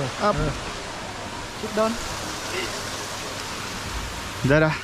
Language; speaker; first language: English; non-native, learner; Indonesian